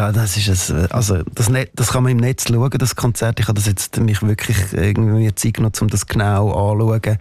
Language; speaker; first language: German; native; German